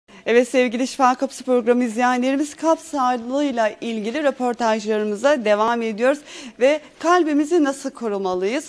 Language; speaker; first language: Turkish; native; Turkish